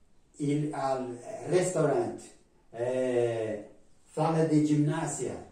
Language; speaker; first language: Spanish; non-native, fluent; Portuguese